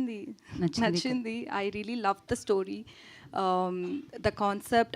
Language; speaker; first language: Telugu; non-native, learner; Tamil